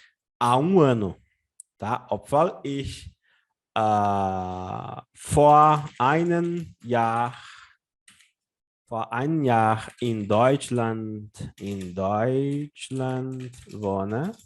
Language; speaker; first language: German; non-native, fluent; Portuguese